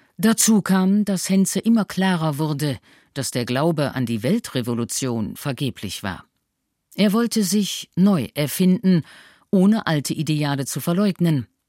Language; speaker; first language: German; native; German